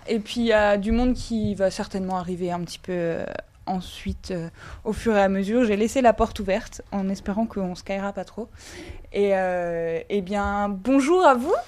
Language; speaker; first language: French; native; French